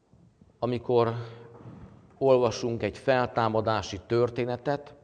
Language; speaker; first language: Hungarian; native; Hungarian